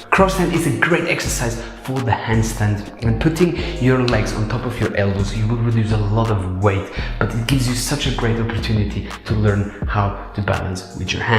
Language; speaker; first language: English; non-native, fluent; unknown